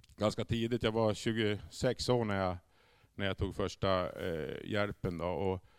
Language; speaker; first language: Swedish; native; Swedish